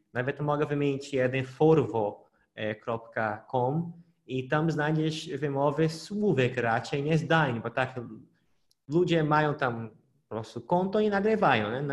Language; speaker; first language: Polish; non-native, fluent; Portuguese